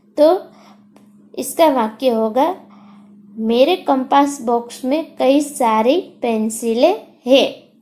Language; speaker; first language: Hindi; non-native, local second language; Gujarati